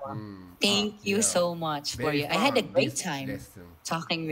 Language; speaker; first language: English; non-native, local second language; Filipino